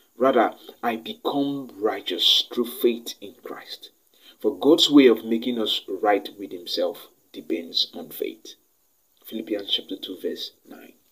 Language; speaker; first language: English; non-native, local second language; Yoruba